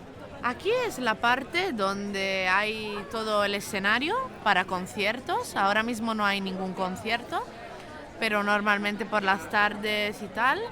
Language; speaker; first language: Spanish; non-native, local second language; Catalan